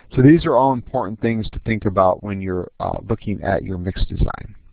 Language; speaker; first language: English; native; English